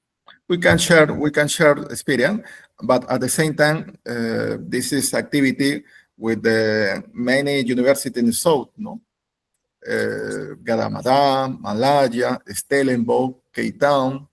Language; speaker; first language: English; non-native, learner; Spanish